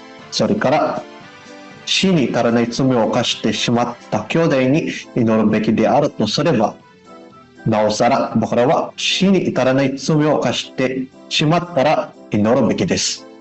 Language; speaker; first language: Japanese; non-native, learner; Filipino